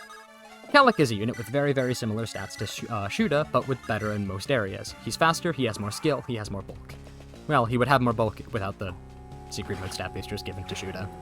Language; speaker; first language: English; native; English